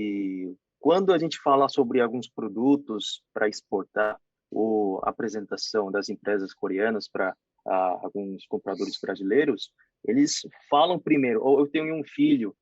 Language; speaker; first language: Portuguese; non-native, fluent; Korean